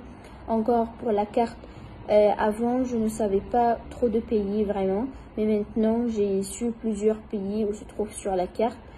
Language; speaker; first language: French; non-native, fluent; Arabic